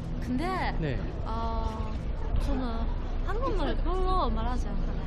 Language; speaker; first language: Korean; non-native, learner; Japanese